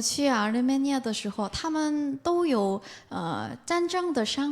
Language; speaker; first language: Chinese; non-native, fluent; Korean